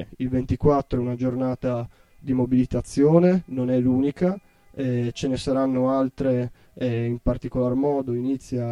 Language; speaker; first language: Italian; native; Italian